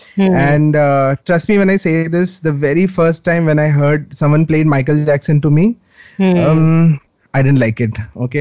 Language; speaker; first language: English; non-native, local second language; Hindi